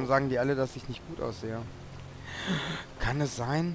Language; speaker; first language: German; native; German